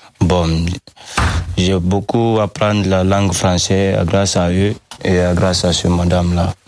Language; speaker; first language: French; non-native, learner; Fula